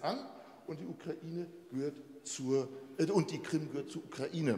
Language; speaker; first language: German; native; German